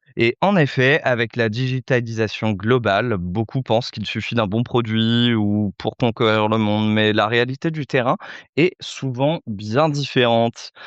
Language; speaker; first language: French; native; French